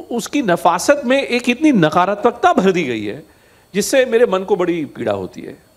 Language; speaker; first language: Hindi; native; Hindi